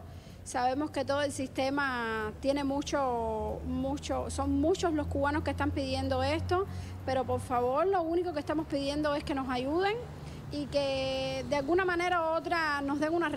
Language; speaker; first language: Spanish; native; Spanish